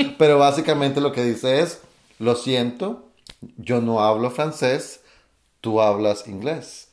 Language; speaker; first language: Spanish; native; Spanish